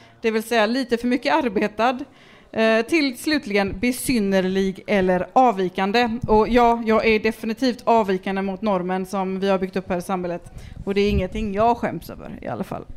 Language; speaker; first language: Swedish; native; Swedish